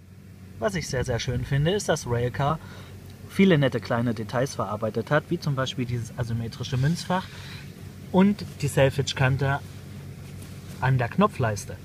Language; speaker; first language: German; native; German